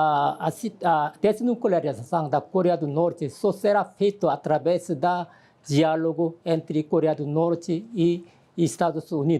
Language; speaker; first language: Portuguese; non-native, learner; Korean